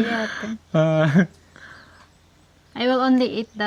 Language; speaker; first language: English; non-native, local second language; Filipino